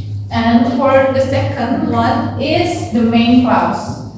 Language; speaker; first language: English; non-native, fluent; Indonesian